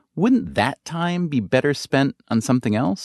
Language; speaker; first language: English; native; English